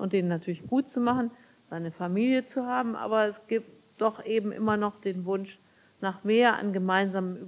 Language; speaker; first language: German; native; German